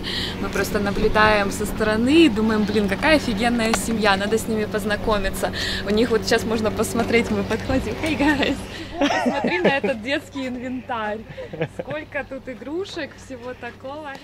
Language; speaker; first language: Russian; native; Russian